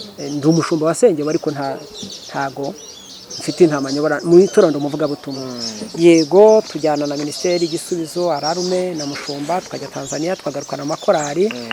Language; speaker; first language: Kinyarwanda; early bilingual, heritage; Kinyarwanda